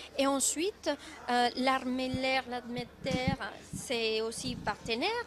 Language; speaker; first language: French; non-native, fluent; Spanish